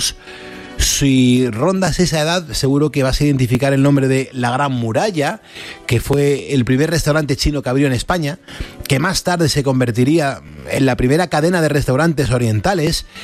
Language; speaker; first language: Spanish; native; Spanish